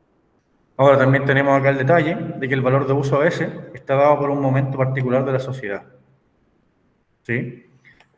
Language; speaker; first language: Spanish; native; Spanish